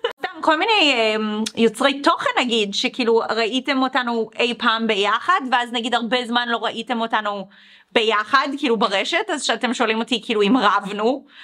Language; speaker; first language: Hebrew; early bilingual, other home language; English